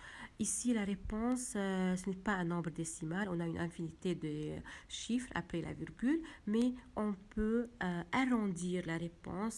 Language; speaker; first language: French; non-native, local second language; Arabic